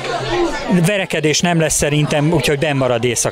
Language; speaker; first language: Hungarian; native; Hungarian